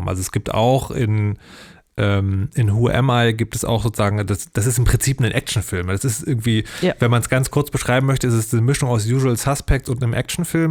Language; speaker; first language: German; native; German